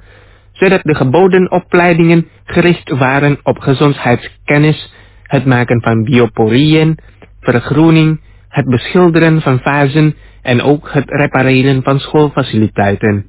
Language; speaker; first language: Dutch; non-native, fluent; Indonesian